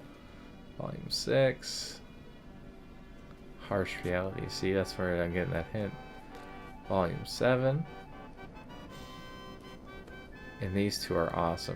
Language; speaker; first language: English; native; English